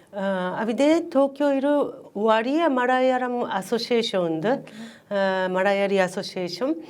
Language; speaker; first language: Malayalam; non-native, learner; Japanese